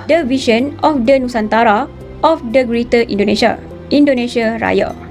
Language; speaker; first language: Malay; native; Malay